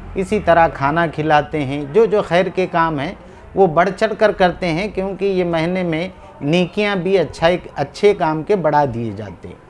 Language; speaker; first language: Hindi; native; Hindi